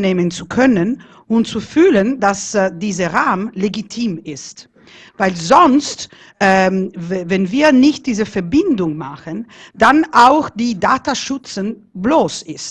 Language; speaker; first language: German; non-native, fluent; Italian